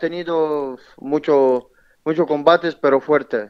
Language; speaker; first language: Spanish; non-native, learner; Romanian